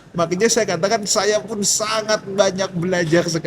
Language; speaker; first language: Indonesian; native; Indonesian